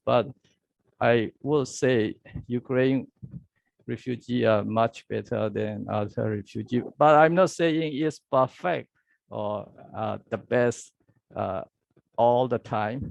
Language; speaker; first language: English; non-native, learner; Burmese